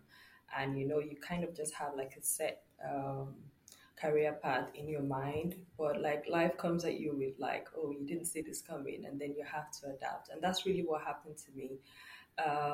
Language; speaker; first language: English; non-native, local second language; Yoruba